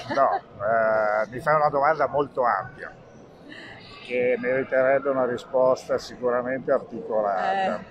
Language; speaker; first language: Italian; native; Italian